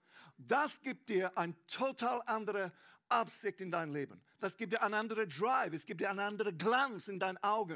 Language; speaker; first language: German; non-native, learner; English